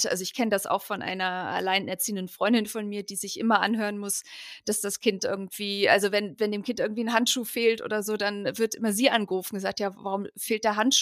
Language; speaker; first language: German; native; German